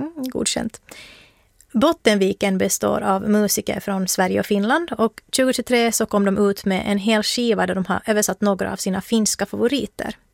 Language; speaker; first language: Swedish; native; Swedish